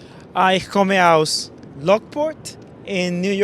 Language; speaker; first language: German; non-native, learner; English